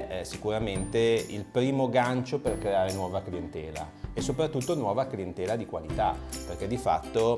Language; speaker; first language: Italian; native; Italian